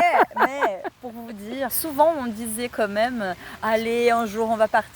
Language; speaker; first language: French; non-native, fluent; Portuguese